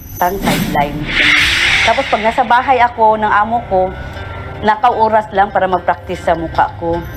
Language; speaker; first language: Filipino; non-native, local second language; Cebuano